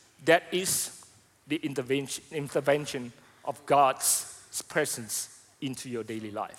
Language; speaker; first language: English; non-native, fluent; Indonesian